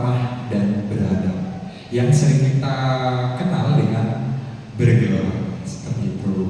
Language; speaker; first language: Indonesian; native; Indonesian